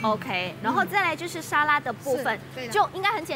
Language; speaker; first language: Chinese; native; Chinese